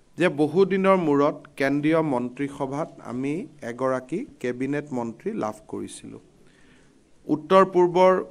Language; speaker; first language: Assamese; native; Assamese